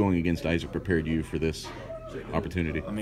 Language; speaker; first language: English; native; English